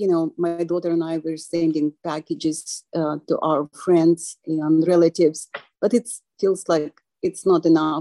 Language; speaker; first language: English; non-native, fluent; Ukrainian